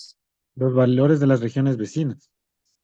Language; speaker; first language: Spanish; native; Spanish